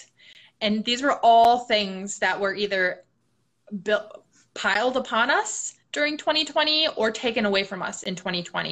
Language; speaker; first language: English; native; English